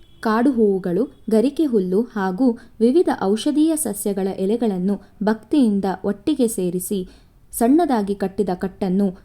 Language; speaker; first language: Kannada; non-native, local second language; Konkani